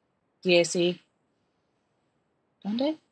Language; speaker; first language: Spanish; non-native, learner; English